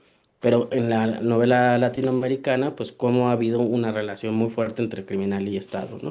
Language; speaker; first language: Spanish; native; Spanish